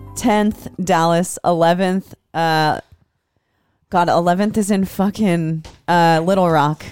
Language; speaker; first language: English; native; English